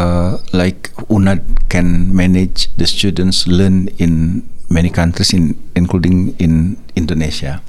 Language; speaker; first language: English; non-native, learner; Indonesian